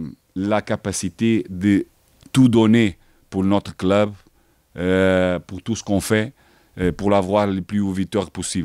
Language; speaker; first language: French; non-native, learner; Portuguese